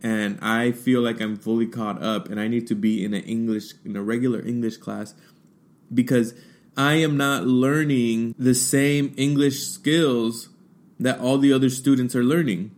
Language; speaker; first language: English; early bilingual, other home language; Spanish